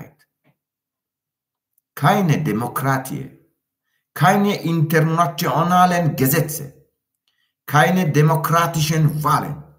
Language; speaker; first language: German; non-native, learner; Tajik